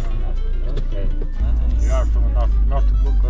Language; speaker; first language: English; non-native, learner; Italian